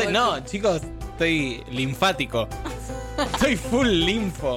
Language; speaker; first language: Spanish; native; Spanish